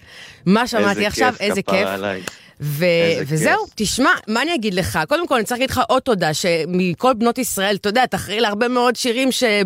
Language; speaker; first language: Hebrew; native; Hebrew